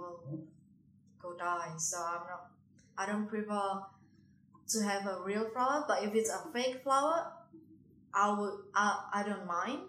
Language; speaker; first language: English; non-native, fluent; Indonesian